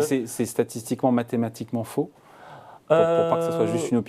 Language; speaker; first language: French; native; French